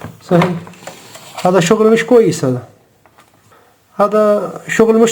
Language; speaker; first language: Arabic; non-native, learner; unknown